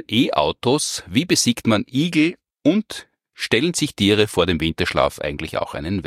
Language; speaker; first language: German; native; German